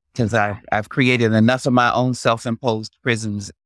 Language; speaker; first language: English; native; English